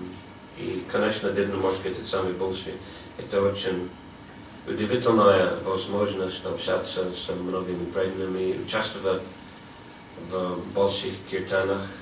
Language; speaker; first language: Russian; non-native, fluent; English